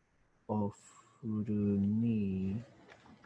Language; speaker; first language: Japanese; non-native, learner; English